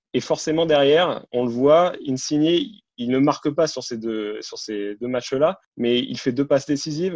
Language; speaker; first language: French; native; French